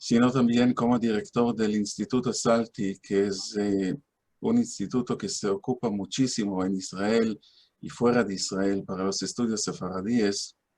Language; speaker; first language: Spanish; non-native, fluent; Hebrew